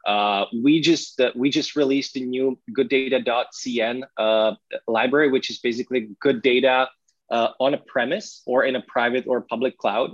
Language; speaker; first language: English; non-native, fluent; Czech